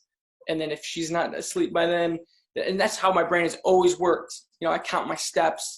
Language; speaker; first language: English; native; English